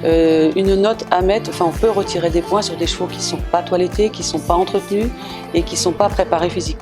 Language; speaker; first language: French; native; French